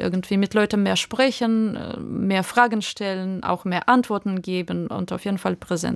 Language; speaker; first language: German; non-native, fluent; Russian